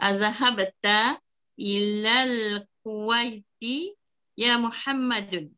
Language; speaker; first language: Arabic; non-native, learner; Malay